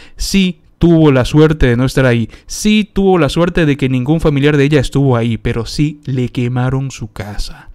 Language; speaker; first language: Spanish; native; Spanish